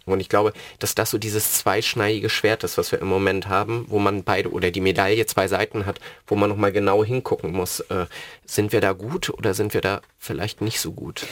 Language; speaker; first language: German; native; German